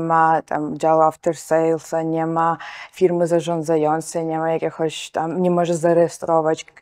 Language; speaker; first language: Polish; non-native, fluent; Georgian